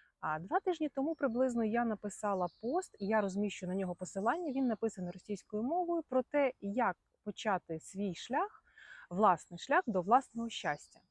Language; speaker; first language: Ukrainian; non-native, local second language; Russian